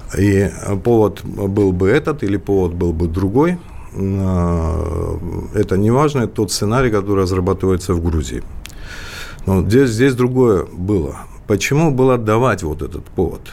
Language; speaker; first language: Russian; non-native, local second language; Georgian